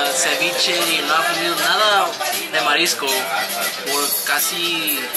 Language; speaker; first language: Spanish; early bilingual, heritage; Spanish